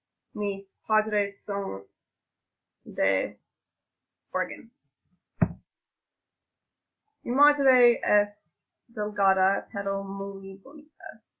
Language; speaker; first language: Spanish; non-native, learner; English